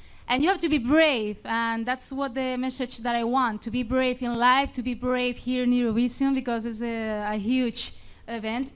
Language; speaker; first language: English; non-native, fluent; Spanish